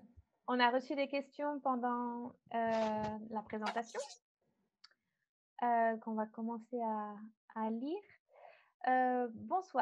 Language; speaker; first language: French; native; French